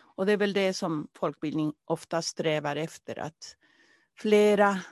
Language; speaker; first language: Swedish; non-native, fluent; Spanish